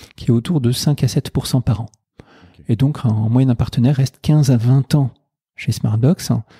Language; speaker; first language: French; native; French